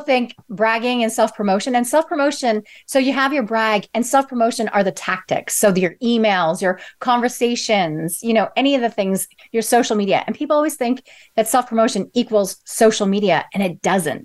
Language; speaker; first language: English; native; English